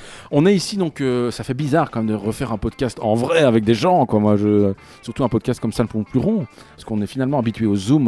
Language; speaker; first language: French; native; French